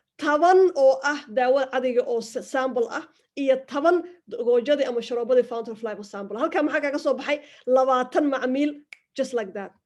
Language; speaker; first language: Somali; early bilingual, heritage; Somali